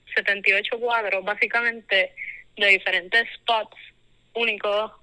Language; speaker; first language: Spanish; native; Spanish